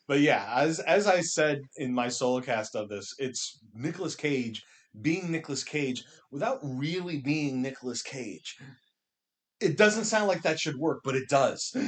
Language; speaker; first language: English; native; English